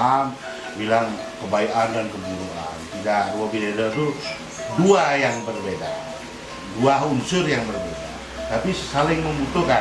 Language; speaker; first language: Indonesian; non-native, local second language; Balinese